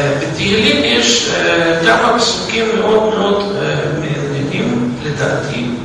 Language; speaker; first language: Hebrew; non-native, fluent; Russian